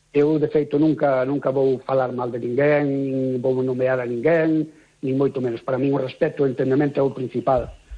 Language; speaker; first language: Galician; native; Galician